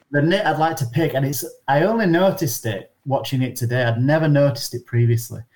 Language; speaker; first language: English; native; English